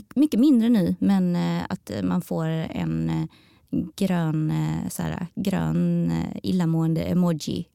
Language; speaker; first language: Swedish; native; Swedish